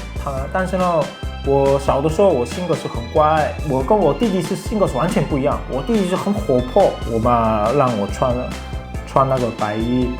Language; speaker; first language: Chinese; non-native, fluent; Korean